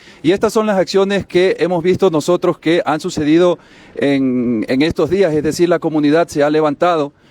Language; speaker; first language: Spanish; native; Spanish